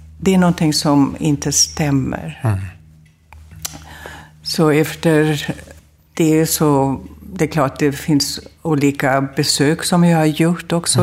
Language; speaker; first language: Swedish; non-native, fluent; German